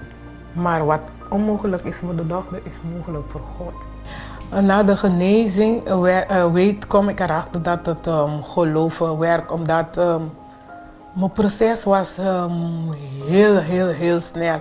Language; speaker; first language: Dutch; non-native, local second language; Papiamento